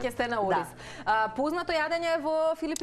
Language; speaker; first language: Macedonian; native; Macedonian